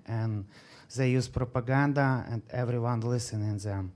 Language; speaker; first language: English; non-native, learner; Ukrainian